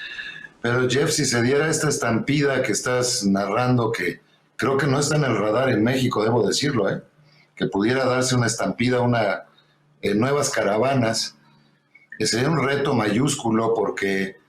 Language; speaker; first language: Spanish; native; Spanish